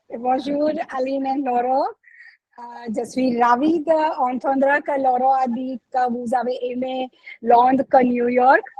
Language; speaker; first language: French; non-native, learner; Hindi